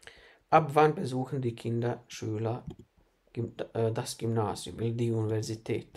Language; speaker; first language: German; non-native, fluent; Bosnian